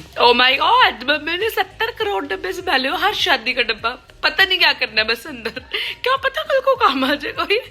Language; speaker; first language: Hindi; native; Hindi